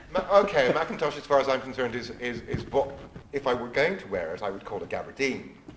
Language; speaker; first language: English; native; English